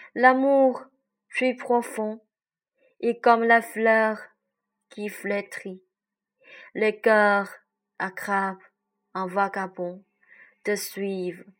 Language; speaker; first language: French; non-native, learner; Chinese